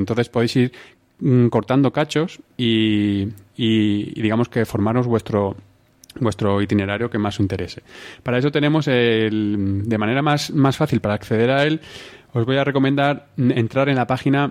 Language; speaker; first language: Spanish; native; Spanish